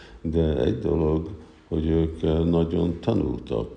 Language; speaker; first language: Hungarian; early bilingual, heritage; Hungarian